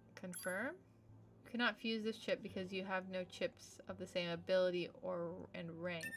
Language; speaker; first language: English; native; English